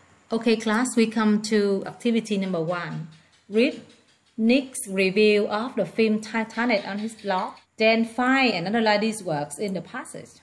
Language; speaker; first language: English; non-native, fluent; Vietnamese